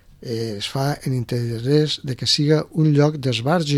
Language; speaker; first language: Catalan; native; Catalan